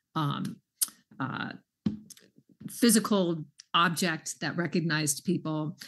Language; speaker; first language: English; native; English